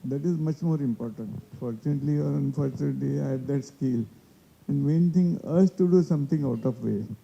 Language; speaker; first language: English; non-native, local second language; Marathi